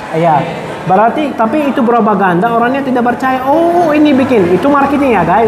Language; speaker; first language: Indonesian; non-native, fluent; Arabic